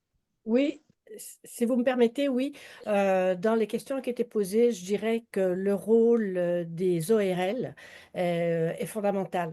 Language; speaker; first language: French; native; French